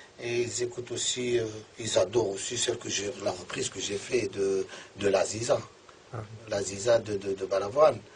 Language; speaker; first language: French; non-native, local second language; Arabic